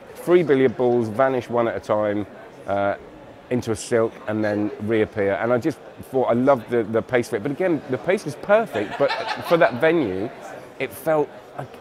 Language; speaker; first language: English; native; English